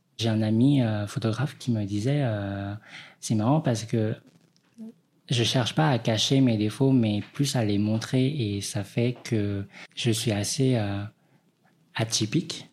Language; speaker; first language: French; early bilingual, other home language; Vietnamese